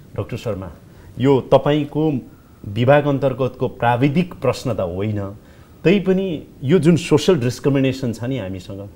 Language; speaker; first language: Nepali; native; Nepali